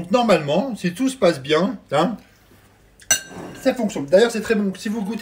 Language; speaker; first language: French; native; French